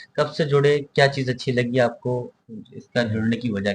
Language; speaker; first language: Hindi; native; Hindi